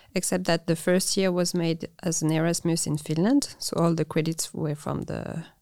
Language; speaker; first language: English; non-native, fluent; French